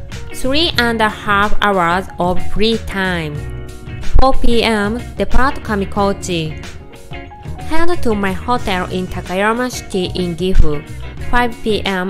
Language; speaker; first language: English; non-native, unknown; Japanese